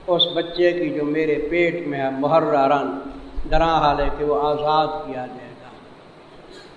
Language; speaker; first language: Urdu; non-native, local second language; Saraiki